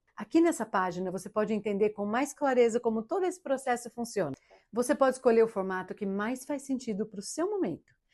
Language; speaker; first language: Portuguese; early bilingual, heritage; Portuguese